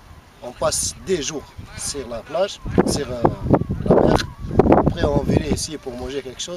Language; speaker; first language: French; non-native, local second language; Arabic